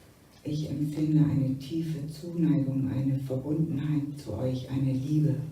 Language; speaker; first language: German; native; German